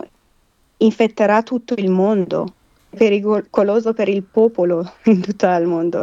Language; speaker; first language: Italian; non-native, fluent; Persian